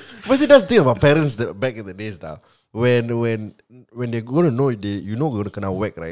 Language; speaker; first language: English; non-native, local second language; Tamil